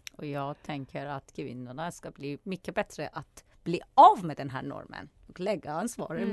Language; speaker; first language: Swedish; non-native, fluent; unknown